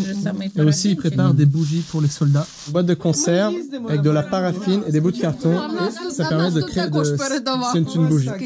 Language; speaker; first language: French; native; French